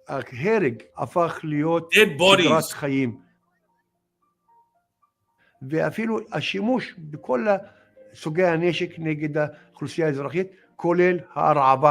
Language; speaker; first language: Hebrew; non-native, local second language; Arabic